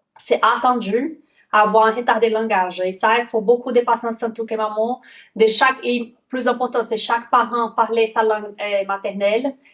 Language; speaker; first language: French; non-native, fluent; Portuguese